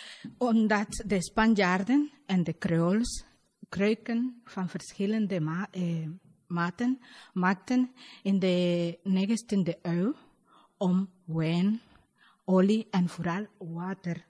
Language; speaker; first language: Dutch; non-native, fluent; Spanish